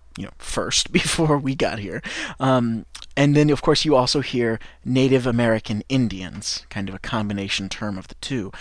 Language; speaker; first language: English; native; English